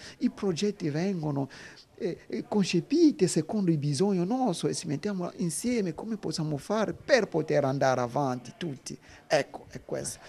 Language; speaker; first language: Italian; non-native, fluent; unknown